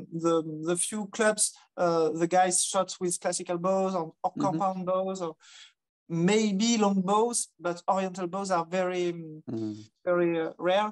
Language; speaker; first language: English; non-native, fluent; French